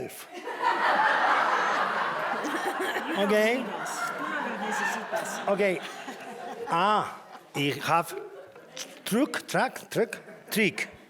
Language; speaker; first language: English; non-native, learner; Spanish